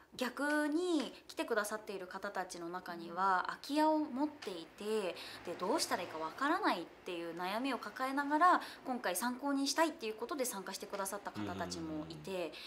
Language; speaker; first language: Japanese; native; Japanese